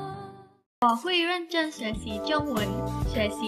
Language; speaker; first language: Chinese; non-native, fluent; Thai